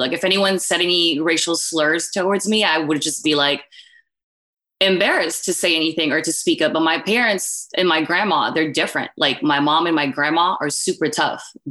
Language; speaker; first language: English; non-native, local second language; Filipino